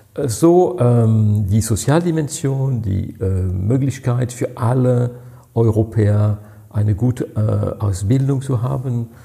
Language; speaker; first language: German; non-native, fluent; French